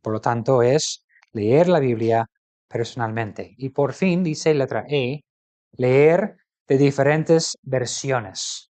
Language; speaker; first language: Spanish; non-native, fluent; English